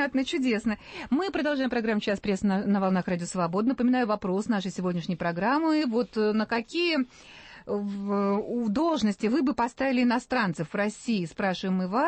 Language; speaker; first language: Russian; native; Russian